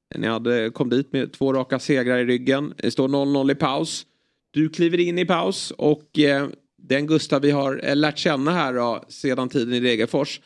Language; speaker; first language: Swedish; native; Swedish